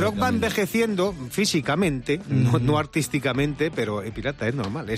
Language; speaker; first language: Spanish; native; Spanish